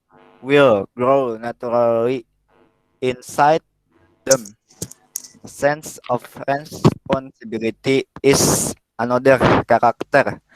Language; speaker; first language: English; non-native, learner; Indonesian